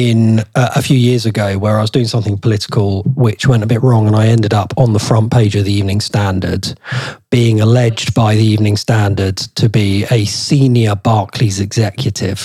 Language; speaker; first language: English; native; English